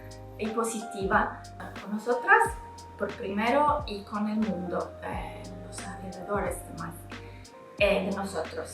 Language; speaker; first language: Spanish; non-native, fluent; Italian